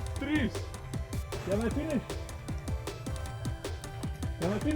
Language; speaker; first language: English; non-native, learner; Lithuanian